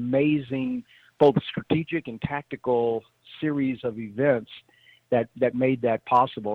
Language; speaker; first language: English; native; English